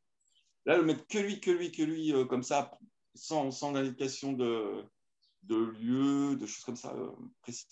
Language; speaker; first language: French; native; French